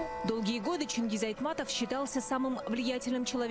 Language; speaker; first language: Russian; native; Russian